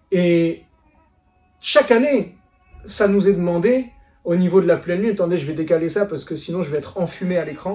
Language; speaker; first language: French; native; French